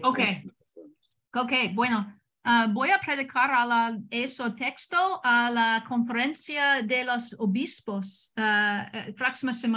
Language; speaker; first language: Spanish; non-native, learner; English